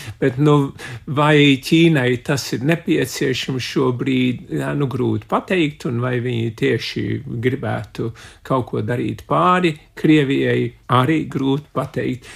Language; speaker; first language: Latvian; early bilingual, heritage; Latvian